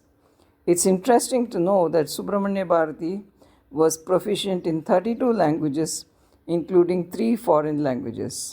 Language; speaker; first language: English; non-native, local second language; Tamil